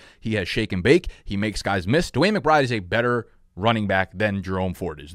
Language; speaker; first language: English; native; English